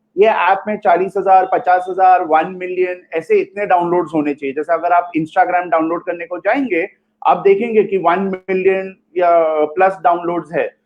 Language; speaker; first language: Hindi; non-native, local second language; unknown